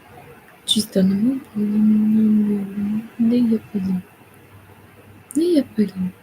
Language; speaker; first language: Turkish; non-native, learner; English